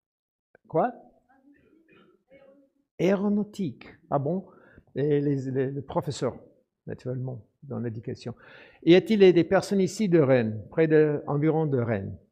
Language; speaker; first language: French; non-native, fluent; English